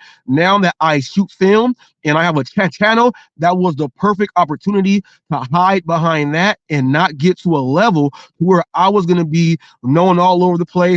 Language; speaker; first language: English; native; English